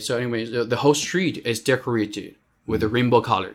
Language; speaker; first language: English; non-native, fluent; Chinese